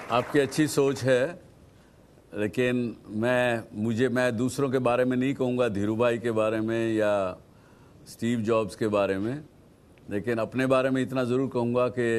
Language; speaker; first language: Hindi; native; Hindi